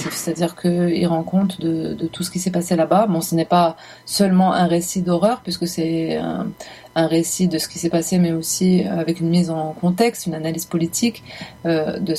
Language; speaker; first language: French; non-native, local second language; Arabic